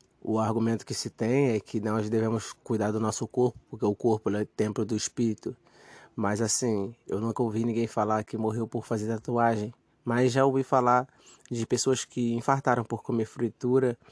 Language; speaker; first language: Portuguese; native; Portuguese